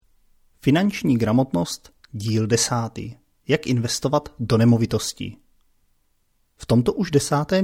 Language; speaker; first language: Czech; native; Czech